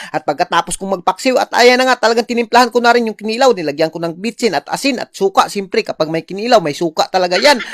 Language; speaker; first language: Filipino; non-native, local second language; Cebuano